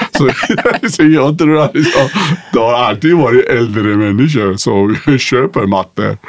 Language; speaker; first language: Swedish; non-native, fluent; Persian